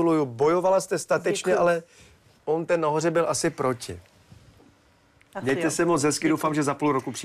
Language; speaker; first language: Czech; native; Czech